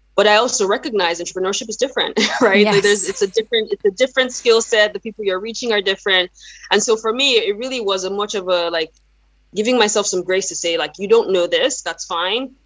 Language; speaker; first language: English; non-native, local second language; Yoruba